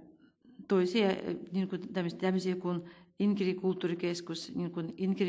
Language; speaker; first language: Finnish; non-native, fluent; Russian